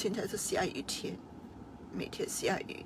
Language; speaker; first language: Chinese; non-native, fluent; Burmese